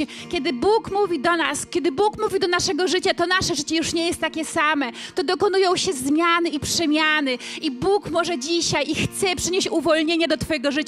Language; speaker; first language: Polish; native; Polish